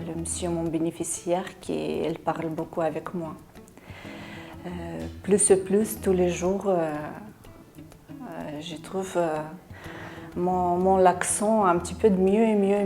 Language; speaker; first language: French; non-native, learner; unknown